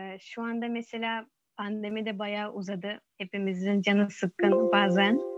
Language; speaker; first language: Turkish; non-native, fluent; Uzbek